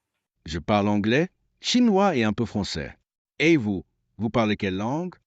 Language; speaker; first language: French; non-native, learner; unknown